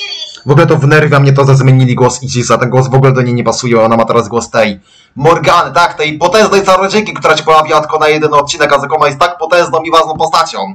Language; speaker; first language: Polish; native; Polish